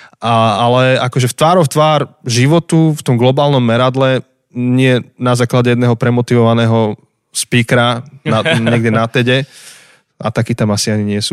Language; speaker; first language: Slovak; native; Slovak